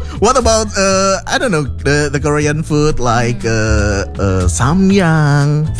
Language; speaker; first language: English; non-native, fluent; Indonesian